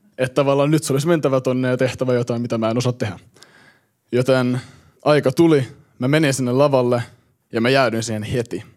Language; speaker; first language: Finnish; early bilingual, heritage; Finnish